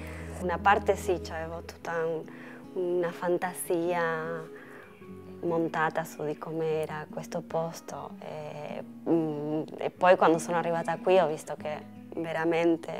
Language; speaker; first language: Italian; non-native, fluent; Spanish